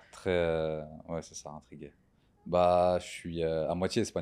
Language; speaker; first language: French; native; French